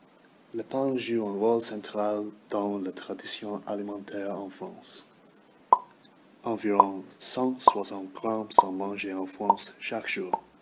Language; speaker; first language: French; non-native, learner; English